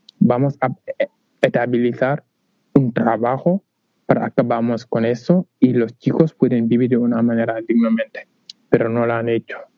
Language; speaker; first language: Spanish; non-native, learner; Wolof